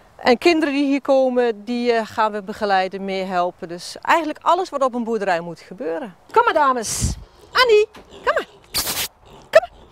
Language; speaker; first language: Dutch; native; Dutch